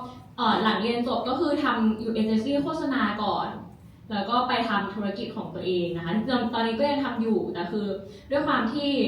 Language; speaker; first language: Thai; native; Thai